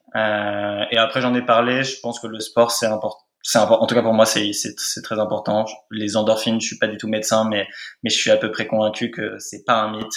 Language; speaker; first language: French; native; French